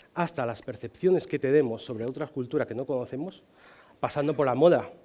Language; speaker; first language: Spanish; non-native, fluent; Chinese